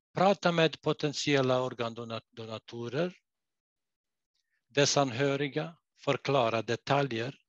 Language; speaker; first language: Swedish; non-native, fluent; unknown